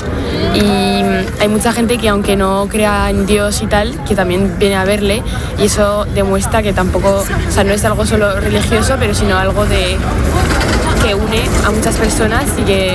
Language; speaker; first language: Spanish; non-native, fluent; French